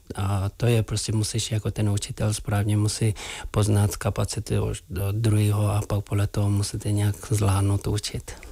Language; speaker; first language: Czech; non-native, fluent; Tibetan